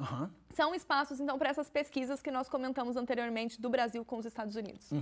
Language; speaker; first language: Portuguese; native; Portuguese